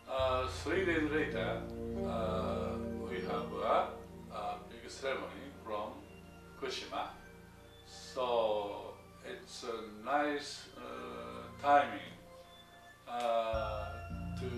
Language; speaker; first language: English; non-native, learner; Japanese